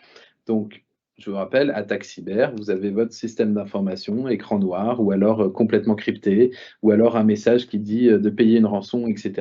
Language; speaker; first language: French; native; French